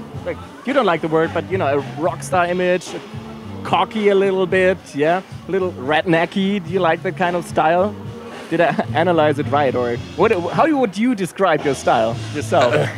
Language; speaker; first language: English; non-native, fluent; German